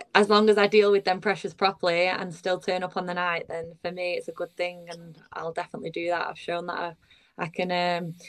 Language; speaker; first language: English; early bilingual, other home language; Bulgarian